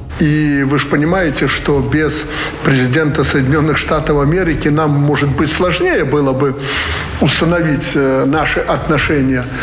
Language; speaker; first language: Russian; native; Russian